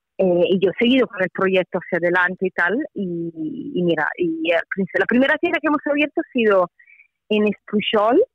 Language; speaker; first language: Spanish; non-native, fluent; Italian